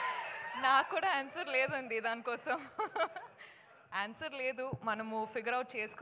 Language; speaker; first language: Telugu; non-native, fluent; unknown